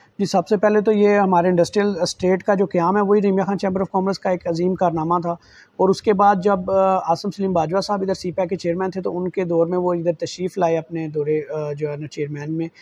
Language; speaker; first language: Urdu; non-native, local second language; Saraiki